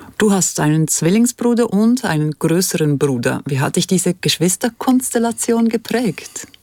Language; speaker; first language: German; native; German